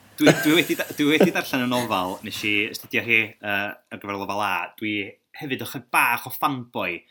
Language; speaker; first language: Welsh; native; Welsh